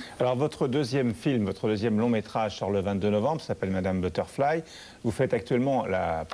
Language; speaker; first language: French; native; French